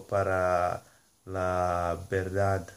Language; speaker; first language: Spanish; non-native, learner; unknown